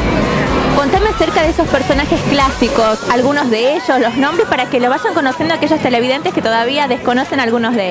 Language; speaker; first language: Spanish; native; Spanish